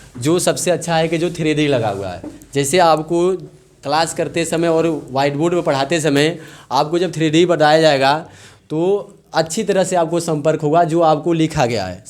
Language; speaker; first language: Hindi; native; Hindi